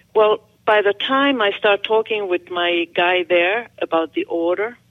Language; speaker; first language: English; non-native, fluent; Finnish